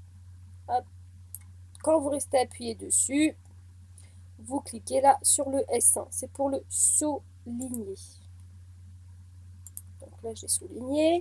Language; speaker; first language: French; native; French